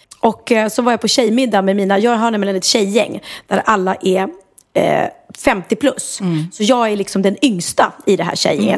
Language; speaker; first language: Swedish; native; Swedish